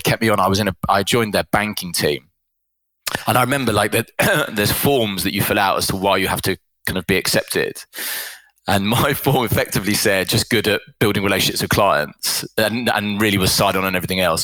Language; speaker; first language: English; native; English